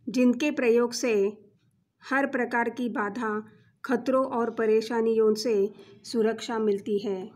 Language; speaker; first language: Hindi; non-native, local second language; Marathi